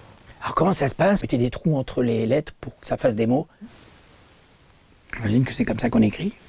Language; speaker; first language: French; native; French